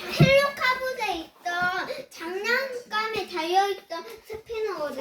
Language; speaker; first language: Korean; native; Korean